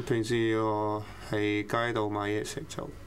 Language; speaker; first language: Cantonese; early bilingual, other home language; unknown